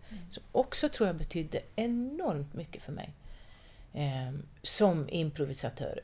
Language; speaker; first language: Swedish; native; Swedish